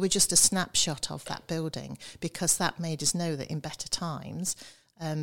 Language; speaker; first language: English; native; English